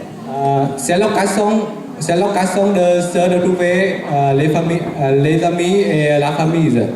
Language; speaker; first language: French; non-native, fluent; Vietnamese